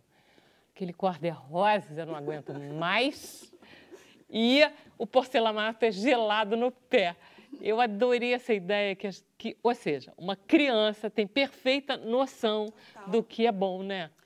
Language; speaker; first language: Portuguese; native; Portuguese